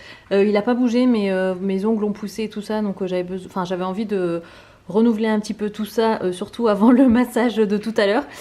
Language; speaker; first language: French; native; French